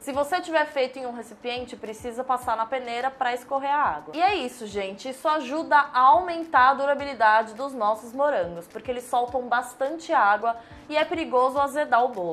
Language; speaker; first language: Portuguese; native; Portuguese